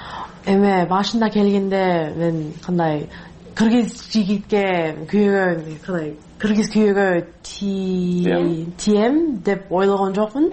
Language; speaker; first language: Kyrgyz; non-native, learner; English